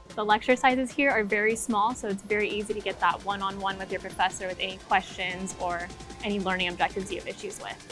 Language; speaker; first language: English; native; English